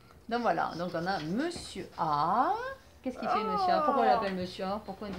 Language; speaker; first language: French; native; French